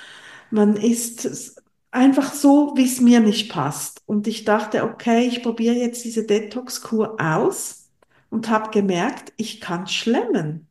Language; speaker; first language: German; non-native, local second language; French